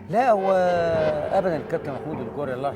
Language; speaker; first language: Arabic; native; Arabic